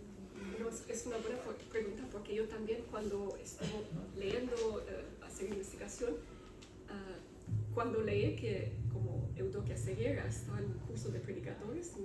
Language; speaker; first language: Spanish; non-native, learner; Romanian